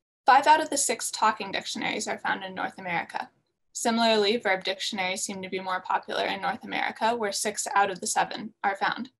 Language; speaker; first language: English; native; English